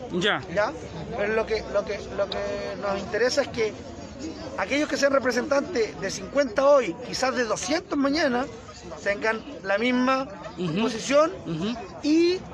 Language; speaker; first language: Spanish; native; Spanish